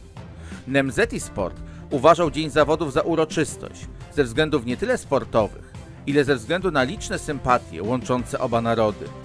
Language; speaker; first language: Polish; native; Polish